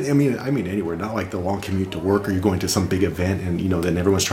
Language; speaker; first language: English; native; English